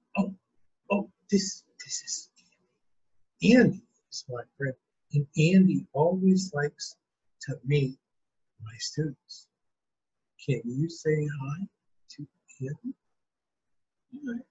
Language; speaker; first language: English; native; English